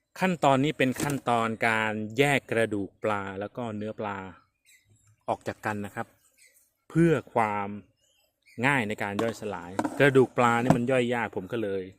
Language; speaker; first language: Thai; native; Thai